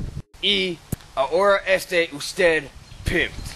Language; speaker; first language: Spanish; non-native, learner; English